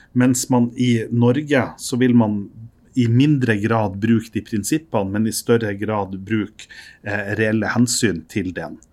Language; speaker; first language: Norwegian; native; Norwegian